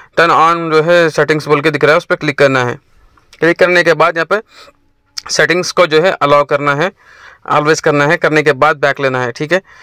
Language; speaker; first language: Hindi; native; Hindi